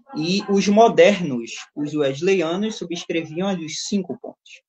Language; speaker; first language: Portuguese; native; Portuguese